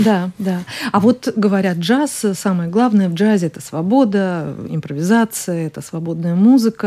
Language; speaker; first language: Russian; native; Russian